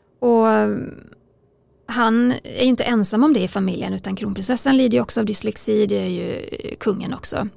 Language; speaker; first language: Swedish; native; Swedish